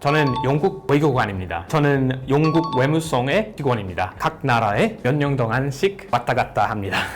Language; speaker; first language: Korean; non-native, fluent; English